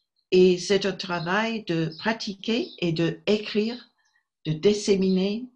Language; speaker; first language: French; non-native, fluent; English